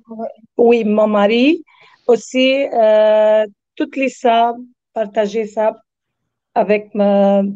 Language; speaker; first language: French; non-native, learner; Arabic